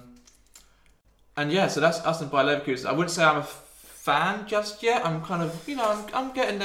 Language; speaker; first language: English; native; English